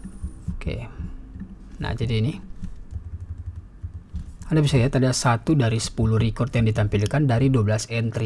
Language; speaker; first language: Indonesian; native; Indonesian